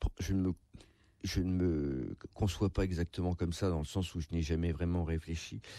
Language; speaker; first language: French; native; French